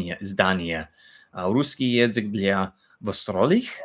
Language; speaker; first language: Russian; non-native, learner; English